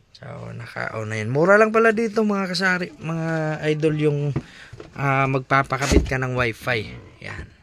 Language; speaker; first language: Filipino; non-native, local second language; Masbatenyo